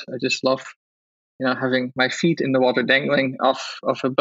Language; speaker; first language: English; non-native, fluent; Dutch